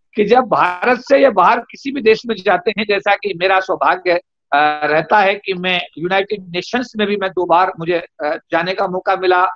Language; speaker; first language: Hindi; native; Hindi